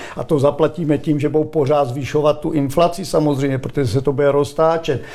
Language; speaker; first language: Czech; native; Czech